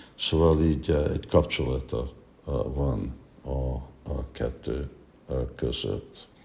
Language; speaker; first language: Hungarian; early bilingual, heritage; Hungarian